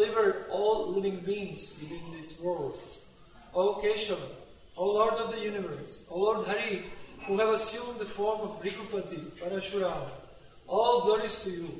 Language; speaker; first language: English; non-native, local second language; Tamil